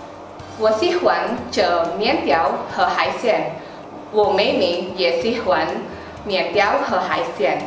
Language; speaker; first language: Chinese; non-native, learner; Indonesian